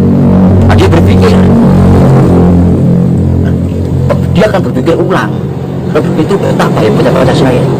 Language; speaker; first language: Indonesian; native; Indonesian